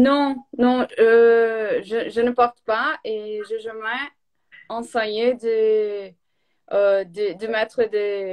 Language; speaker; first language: French; non-native, learner; Portuguese